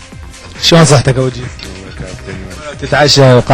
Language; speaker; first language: Arabic; native; Arabic